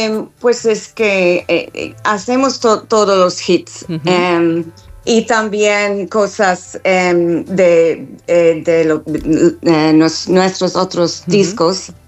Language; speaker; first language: Spanish; non-native, fluent; English